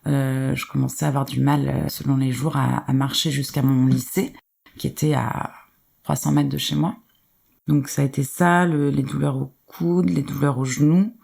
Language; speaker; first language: French; native; French